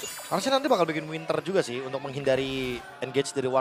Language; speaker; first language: Indonesian; native; Indonesian